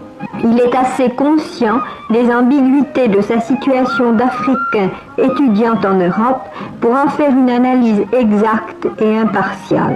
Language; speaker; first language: French; native; French